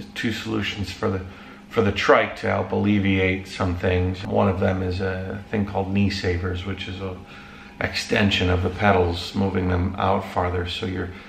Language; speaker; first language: English; native; English